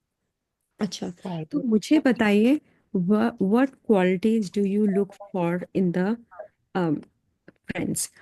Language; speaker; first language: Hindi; native; Hindi